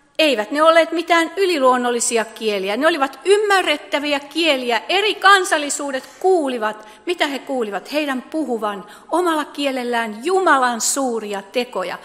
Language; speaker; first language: Finnish; native; Finnish